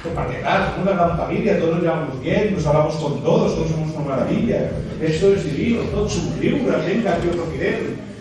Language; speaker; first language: Spanish; native; Spanish